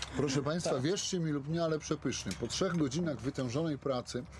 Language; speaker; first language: Polish; native; Polish